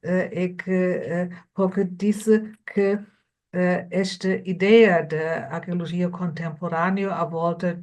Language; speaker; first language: Portuguese; non-native, fluent; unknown